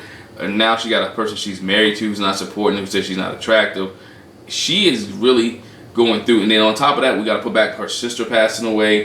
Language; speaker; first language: English; native; English